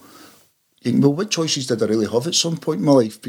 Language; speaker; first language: English; native; English